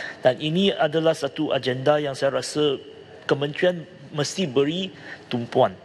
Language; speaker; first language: Malay; non-native, local second language; Chinese